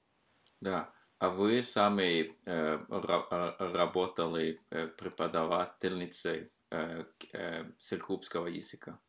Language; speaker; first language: Russian; non-native, fluent; Norwegian